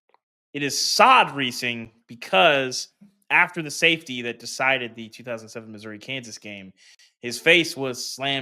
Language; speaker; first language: English; native; English